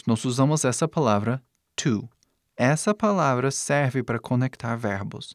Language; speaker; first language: Portuguese; non-native, fluent; English